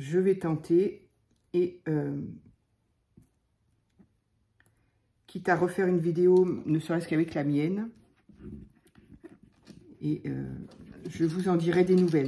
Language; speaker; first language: French; native; French